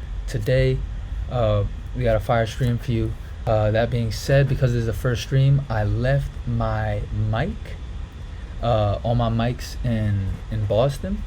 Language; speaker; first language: English; native; English